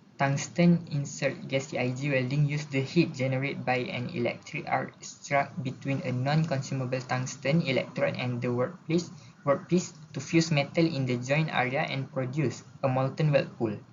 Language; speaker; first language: English; non-native, local second language; Malay